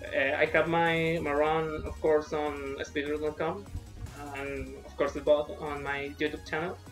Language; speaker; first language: English; non-native, learner; Spanish